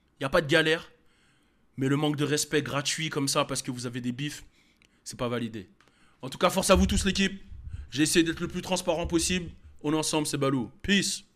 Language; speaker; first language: French; native; French